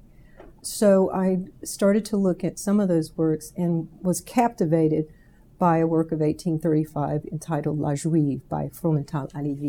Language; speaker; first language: English; native; English